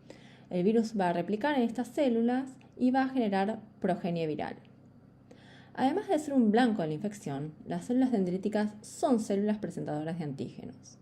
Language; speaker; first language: Spanish; native; Spanish